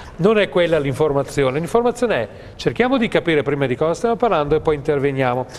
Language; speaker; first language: Italian; native; Italian